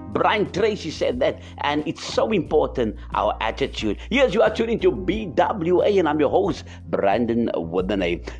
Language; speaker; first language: English; non-native, local second language; Afrikaans